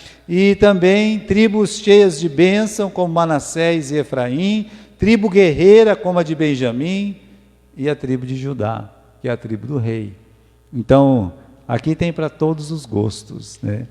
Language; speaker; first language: Portuguese; native; Portuguese